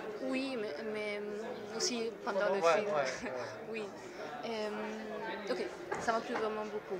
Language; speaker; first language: French; non-native, learner; Italian